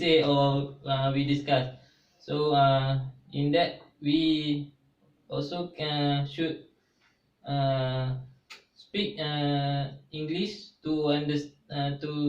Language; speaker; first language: English; non-native, local second language; Malay